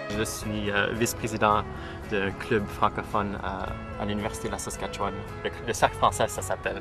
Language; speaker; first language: French; native; French